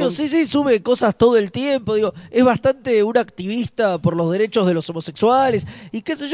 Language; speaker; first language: Spanish; native; Spanish